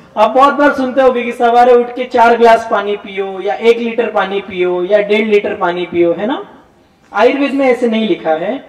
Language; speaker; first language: Hindi; non-native, local second language; Gujarati